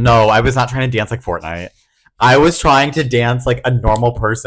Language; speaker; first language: English; native; English